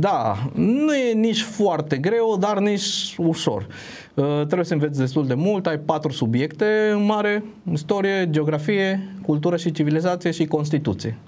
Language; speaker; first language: Romanian; non-native, fluent; Spanish